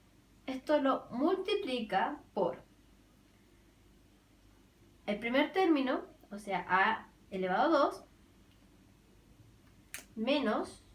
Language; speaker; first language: Spanish; native; Spanish